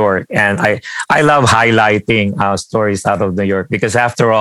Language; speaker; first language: English; non-native, local second language; Filipino